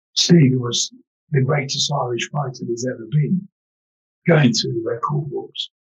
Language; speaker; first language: English; native; English